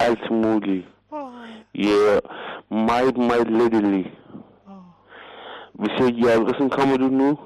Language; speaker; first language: Danish; non-native, learner; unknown